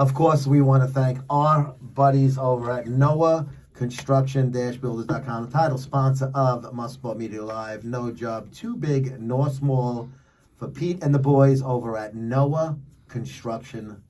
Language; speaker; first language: English; native; English